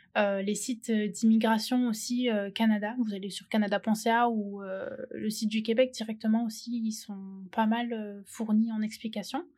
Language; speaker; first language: French; native; French